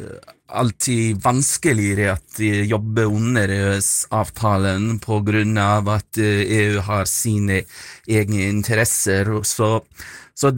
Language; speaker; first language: Norwegian; non-native, fluent; Icelandic